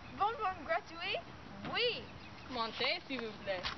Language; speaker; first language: French; non-native, learner; English